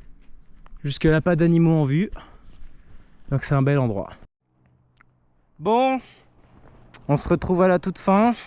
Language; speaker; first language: French; native; French